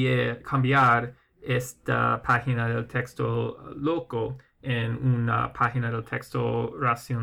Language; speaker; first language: Spanish; non-native, fluent; English